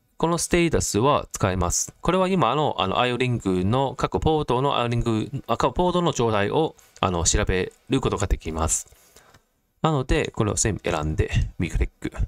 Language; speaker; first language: Japanese; non-native, fluent; Cantonese